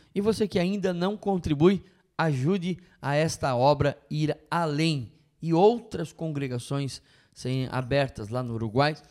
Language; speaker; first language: Portuguese; native; Portuguese